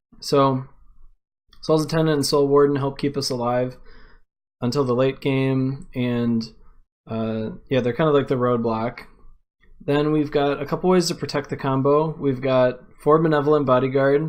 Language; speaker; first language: English; native; English